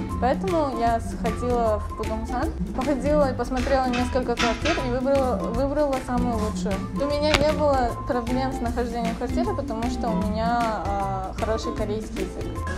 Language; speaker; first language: Russian; non-native, local second language; Uzbek